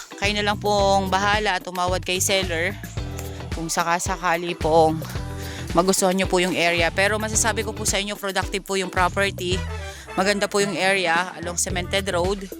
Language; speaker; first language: Filipino; native; Filipino